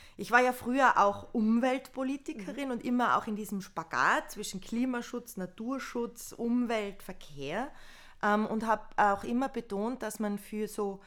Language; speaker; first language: German; native; German